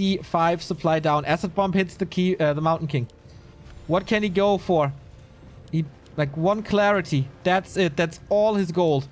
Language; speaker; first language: English; non-native, fluent; German